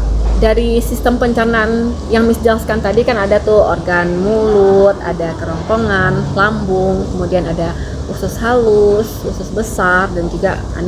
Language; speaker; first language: Indonesian; native; Indonesian